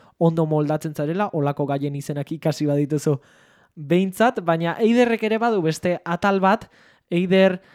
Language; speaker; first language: Basque; native; Basque